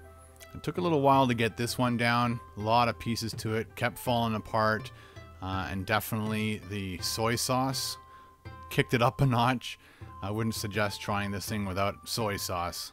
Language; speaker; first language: English; native; English